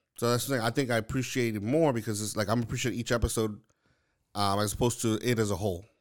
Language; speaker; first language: English; native; English